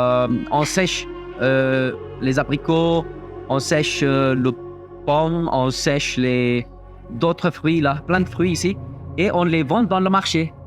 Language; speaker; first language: French; non-native, fluent; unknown